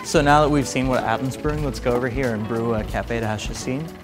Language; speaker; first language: English; native; English